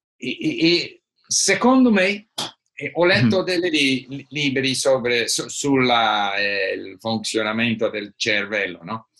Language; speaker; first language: Italian; non-native, learner; English